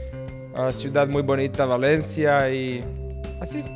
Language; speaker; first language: Spanish; non-native, learner; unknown